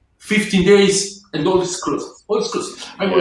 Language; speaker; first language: English; non-native, learner; Italian